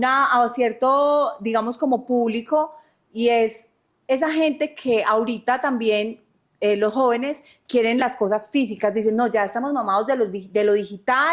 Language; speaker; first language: Spanish; native; Spanish